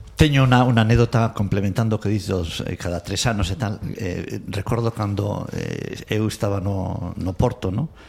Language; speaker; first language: Galician; non-native, local second language; Spanish